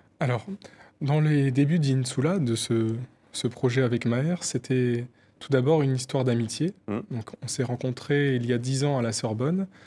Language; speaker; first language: French; native; French